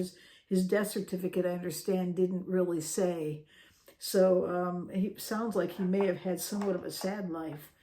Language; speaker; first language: English; native; English